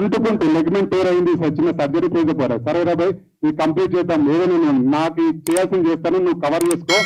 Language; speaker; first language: Telugu; native; Telugu